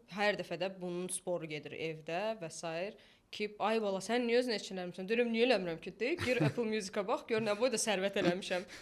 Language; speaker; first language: Azerbaijani; non-native, local second language; Russian